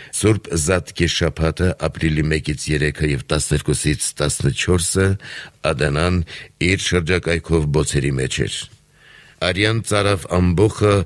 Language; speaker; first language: Armenian; native; Armenian